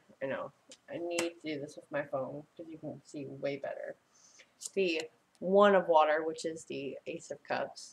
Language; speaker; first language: English; native; English